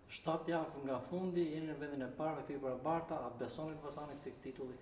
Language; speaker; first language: Albanian; native; Albanian